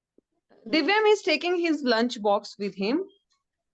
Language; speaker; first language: English; non-native, learner; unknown